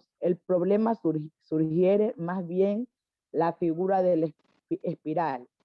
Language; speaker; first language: Spanish; native; Spanish